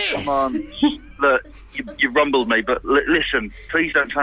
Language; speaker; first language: English; native; English